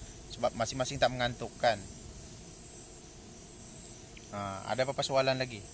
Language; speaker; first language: Malay; native; Malay